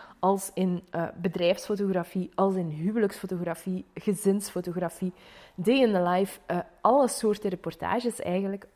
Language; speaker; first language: Dutch; native; Dutch